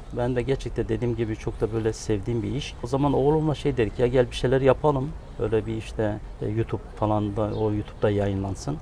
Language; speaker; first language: Turkish; early bilingual, other home language; Kurdish